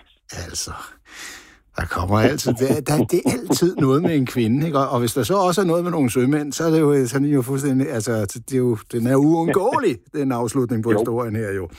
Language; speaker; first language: Danish; native; Danish